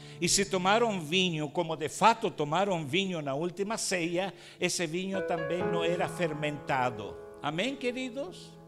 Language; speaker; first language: Portuguese; non-native, fluent; Spanish